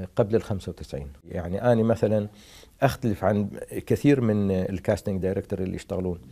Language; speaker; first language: Arabic; native; Arabic